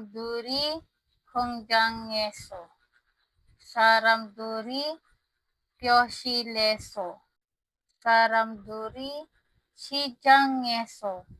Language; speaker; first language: Korean; non-native, learner; Filipino